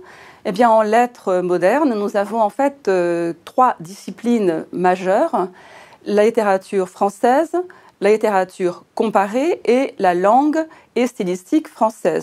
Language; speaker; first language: French; native; French